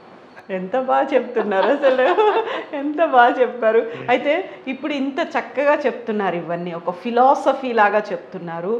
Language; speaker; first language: Telugu; native; Telugu